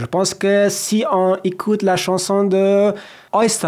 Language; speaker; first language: French; non-native, learner; Persian